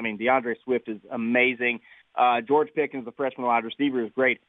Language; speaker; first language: English; native; English